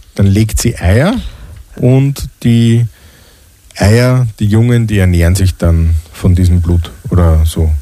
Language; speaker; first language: German; native; German